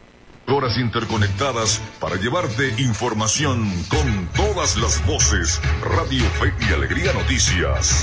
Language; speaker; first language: Spanish; native; Spanish